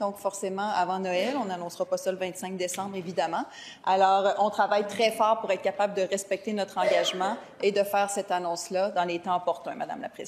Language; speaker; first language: French; native; French